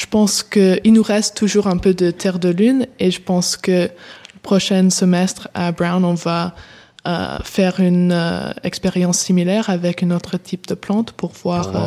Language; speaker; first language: French; early bilingual, heritage; English